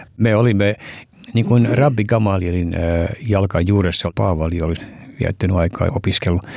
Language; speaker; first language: Finnish; non-native, fluent; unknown